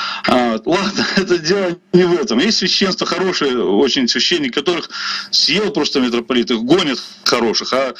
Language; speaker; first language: Russian; native; Russian